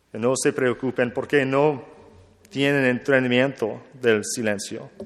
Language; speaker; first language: Spanish; non-native, learner; English